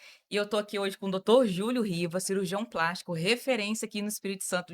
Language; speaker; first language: Portuguese; native; Portuguese